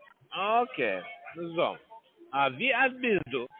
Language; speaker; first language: German; non-native, learner; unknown